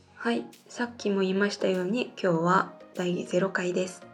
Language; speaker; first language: Japanese; non-native, fluent; Korean